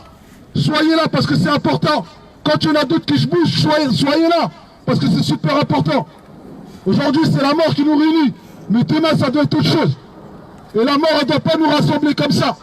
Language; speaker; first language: French; native; French